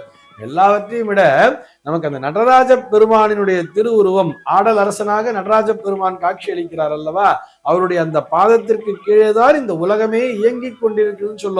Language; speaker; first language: Tamil; native; Tamil